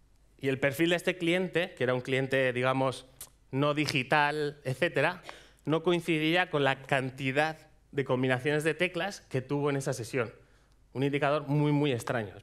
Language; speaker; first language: Spanish; native; Spanish